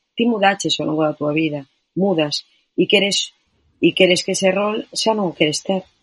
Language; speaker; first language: Galician; non-native, local second language; Spanish